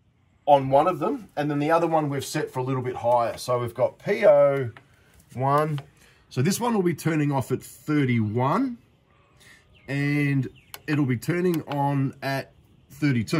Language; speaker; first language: English; native; English